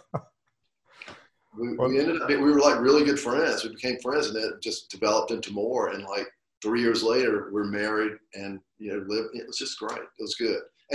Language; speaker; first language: English; native; English